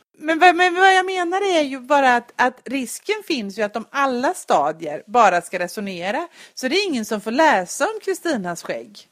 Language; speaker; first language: Swedish; native; Swedish